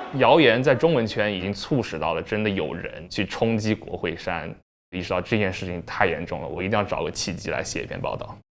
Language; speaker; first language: Chinese; native; Chinese